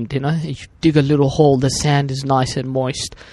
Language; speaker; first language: English; early bilingual, other home language; Arabic